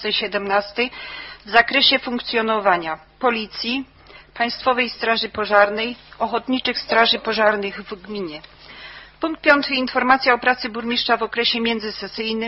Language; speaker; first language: Polish; native; Polish